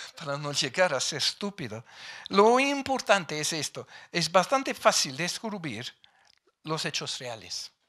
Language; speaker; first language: Spanish; non-native, fluent; English